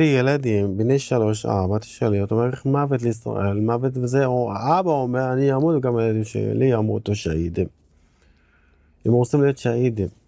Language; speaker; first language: Hebrew; non-native, local second language; Arabic